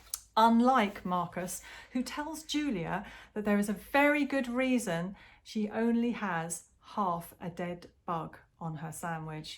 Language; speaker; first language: English; native; English